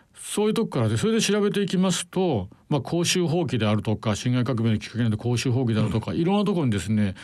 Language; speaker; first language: Japanese; native; Japanese